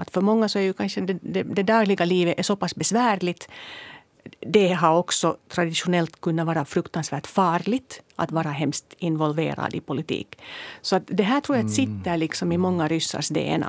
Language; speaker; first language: Swedish; native; Swedish